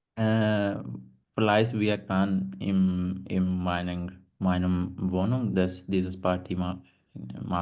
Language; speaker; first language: German; non-native, learner; Punjabi